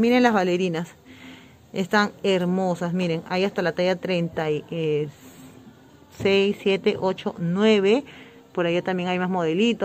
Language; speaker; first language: Spanish; native; Spanish